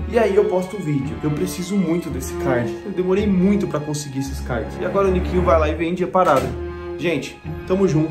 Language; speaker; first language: Portuguese; native; Portuguese